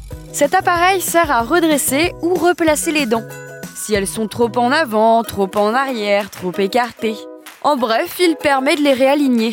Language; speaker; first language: French; native; French